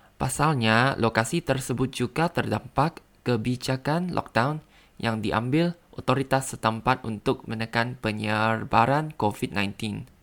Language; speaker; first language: Indonesian; non-native, learner; Thai